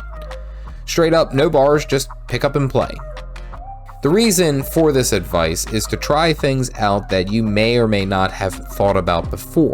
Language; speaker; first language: English; native; English